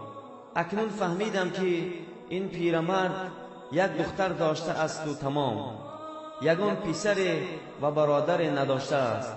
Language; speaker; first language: Persian; non-native, local second language; Tajik